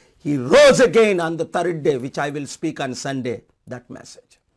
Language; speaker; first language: English; non-native, local second language; Telugu